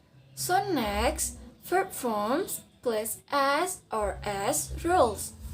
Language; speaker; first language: English; non-native, learner; Indonesian